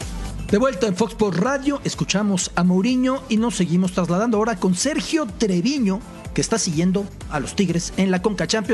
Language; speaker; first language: Spanish; native; Spanish